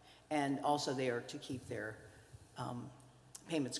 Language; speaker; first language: English; native; English